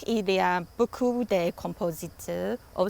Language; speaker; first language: French; non-native, learner; Chinese